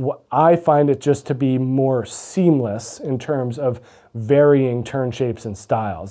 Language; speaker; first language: English; native; English